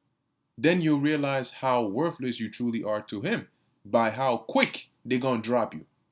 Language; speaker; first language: English; native; English